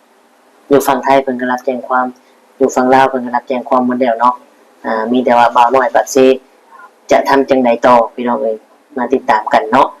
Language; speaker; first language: Thai; non-native, local second language; Northeastern Thai